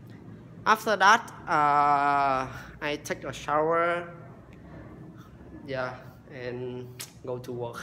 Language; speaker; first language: English; non-native, learner; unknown